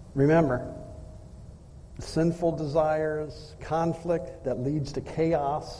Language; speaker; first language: English; native; English